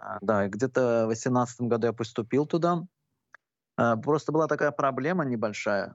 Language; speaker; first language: Russian; non-native, local second language; Azerbaijani